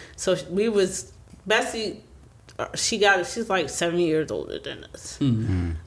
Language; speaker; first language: English; native; English